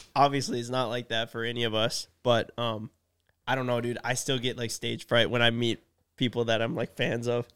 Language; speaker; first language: English; native; English